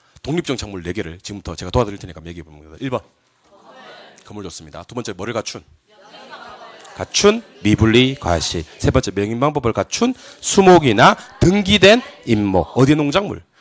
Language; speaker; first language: Korean; native; Korean